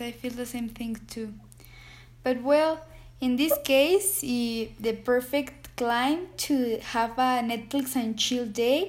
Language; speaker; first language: English; non-native, learner; Spanish